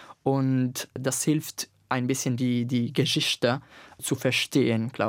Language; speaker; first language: German; non-native, learner; Italian